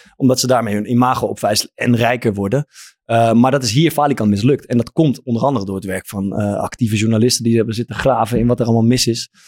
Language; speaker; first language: Dutch; native; Dutch